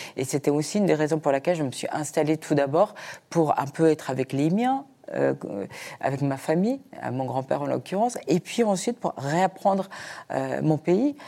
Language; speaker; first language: French; early bilingual, other home language; Persian